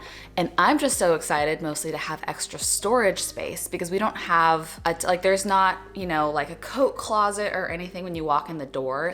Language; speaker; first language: English; native; English